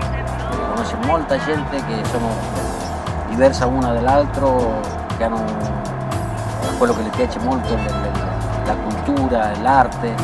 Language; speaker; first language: Italian; early bilingual, heritage; Spanish